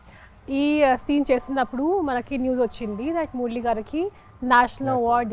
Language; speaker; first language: Telugu; non-native, local second language; Hindi